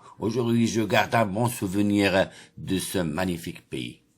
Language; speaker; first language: French; non-native, local second language; Arabic